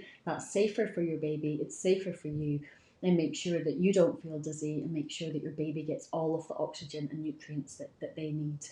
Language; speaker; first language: English; native; English